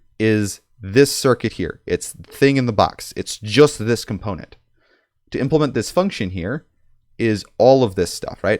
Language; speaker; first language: English; native; English